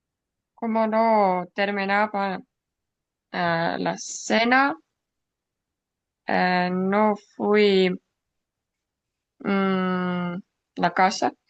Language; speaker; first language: Spanish; non-native, learner; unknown